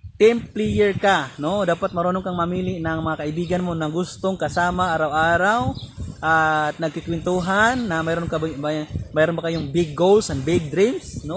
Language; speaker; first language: Filipino; non-native, local second language; Cebuano